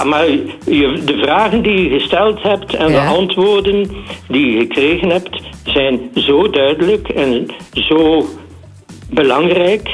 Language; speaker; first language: Dutch; native; Dutch